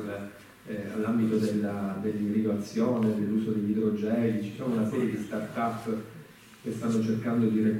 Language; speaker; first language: Italian; native; Italian